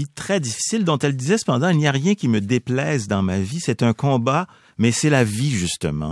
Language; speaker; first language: French; native; French